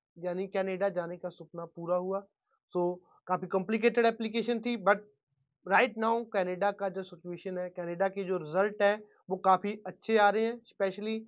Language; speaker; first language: Hindi; non-native, local second language; Punjabi